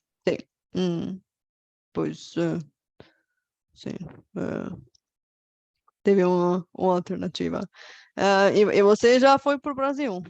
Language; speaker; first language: Portuguese; non-native, fluent; Bulgarian